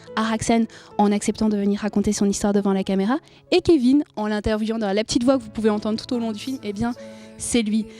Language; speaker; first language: French; native; French